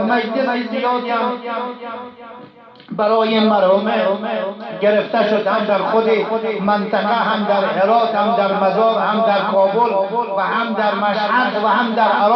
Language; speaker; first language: Persian; native; Persian